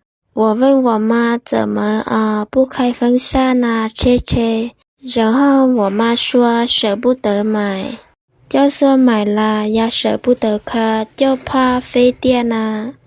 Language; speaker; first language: Chinese; non-native, fluent; Lao